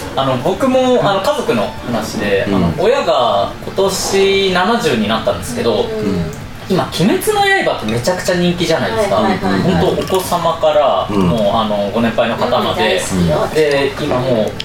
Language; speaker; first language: Japanese; native; Japanese